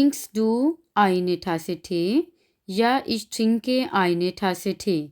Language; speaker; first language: German; non-native, fluent; Urdu